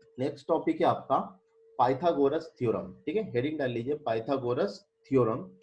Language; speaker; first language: Hindi; native; Hindi